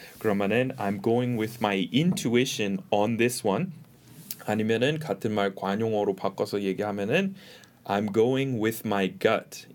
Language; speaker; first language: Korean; non-native, fluent; English